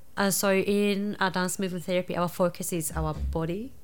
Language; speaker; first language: English; non-native, fluent; Japanese